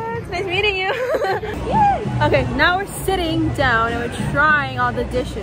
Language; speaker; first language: English; early bilingual, other home language; Spanish